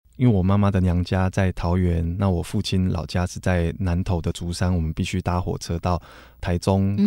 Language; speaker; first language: Chinese; native; Chinese